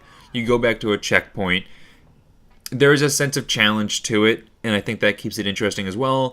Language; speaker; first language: English; native; English